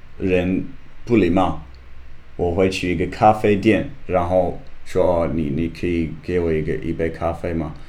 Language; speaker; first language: Chinese; non-native, learner; English